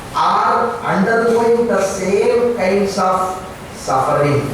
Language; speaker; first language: English; non-native, local second language; Telugu